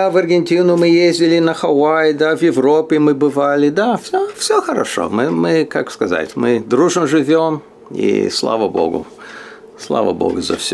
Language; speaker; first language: Russian; early bilingual, heritage; Russian